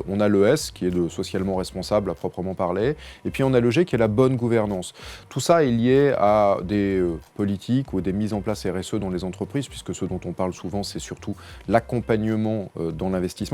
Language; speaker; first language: French; native; French